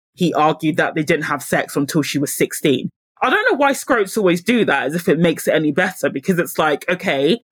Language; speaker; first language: English; native; English